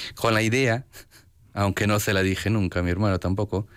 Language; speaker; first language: Spanish; native; Spanish